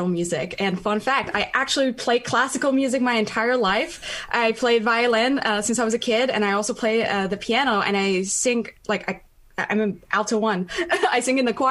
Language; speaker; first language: English; non-native, fluent; Persian